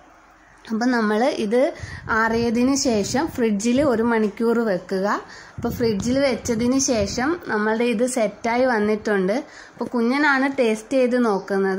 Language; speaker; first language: Malayalam; early bilingual, heritage; Malayalam